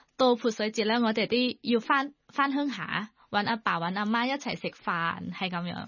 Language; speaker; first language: Cantonese; non-native, learner; Thai